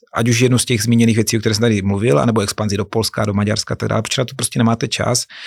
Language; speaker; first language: Czech; native; Czech